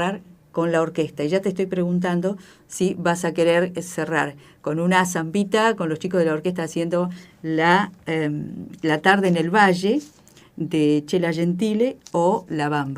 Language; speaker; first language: Spanish; native; Spanish